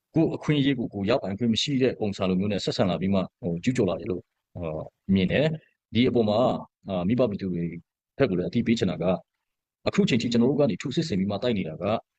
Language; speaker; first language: Burmese; non-native, local second language; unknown